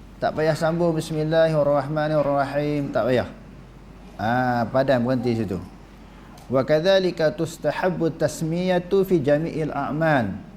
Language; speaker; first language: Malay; native; Malay